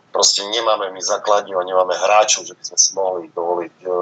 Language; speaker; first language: Slovak; native; Slovak